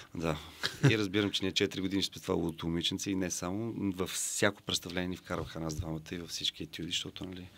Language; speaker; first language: Bulgarian; native; Bulgarian